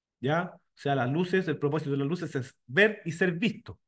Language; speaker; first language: Spanish; native; Spanish